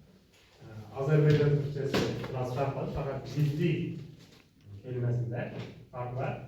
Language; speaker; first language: Turkish; non-native, learner; Uzbek